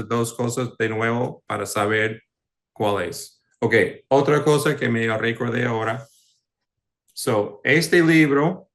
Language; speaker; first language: Spanish; early bilingual, heritage; English